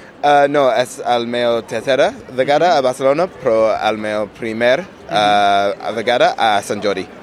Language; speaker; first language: Catalan; non-native, learner; English